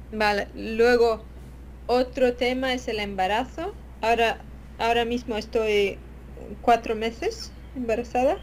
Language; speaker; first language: Spanish; non-native, fluent; Latvian